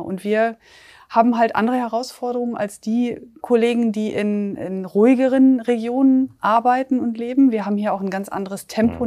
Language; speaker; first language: German; native; German